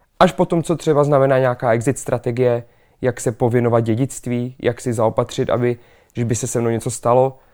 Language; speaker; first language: Czech; native; Czech